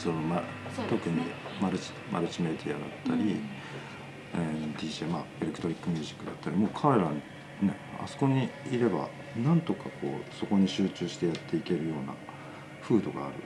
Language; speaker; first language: Japanese; native; Japanese